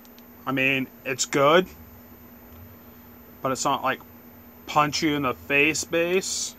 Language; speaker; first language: English; native; English